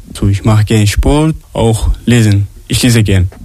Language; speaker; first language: German; non-native, learner; Arabic